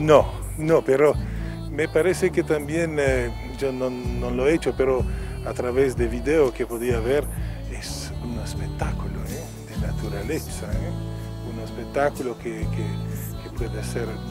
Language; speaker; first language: Spanish; non-native, fluent; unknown